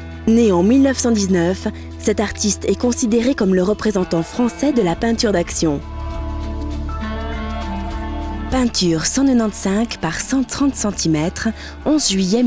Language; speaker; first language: French; native; French